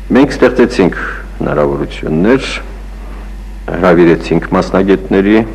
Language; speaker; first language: Armenian; native; Armenian